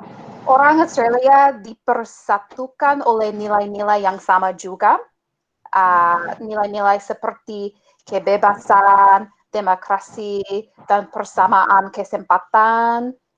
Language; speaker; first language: Indonesian; non-native, fluent; English